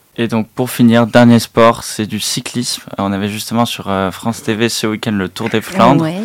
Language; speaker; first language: French; native; French